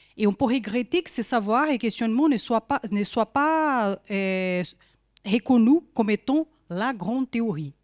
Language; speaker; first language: French; non-native, fluent; Portuguese